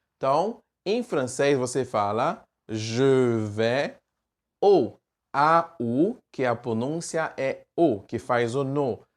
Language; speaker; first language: Portuguese; non-native, fluent; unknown